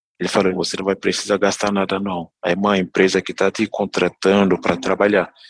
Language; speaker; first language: Portuguese; non-native, fluent; Dyula